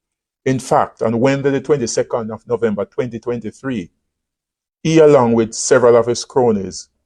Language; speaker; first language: English; native; English